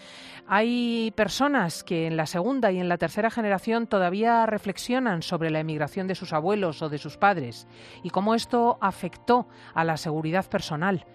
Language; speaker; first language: Spanish; native; Spanish